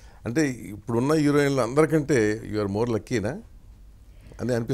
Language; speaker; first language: Telugu; native; Telugu